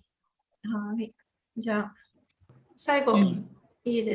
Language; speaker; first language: Japanese; non-native, fluent; Tatar